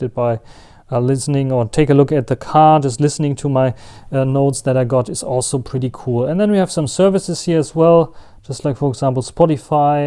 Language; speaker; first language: English; non-native, fluent; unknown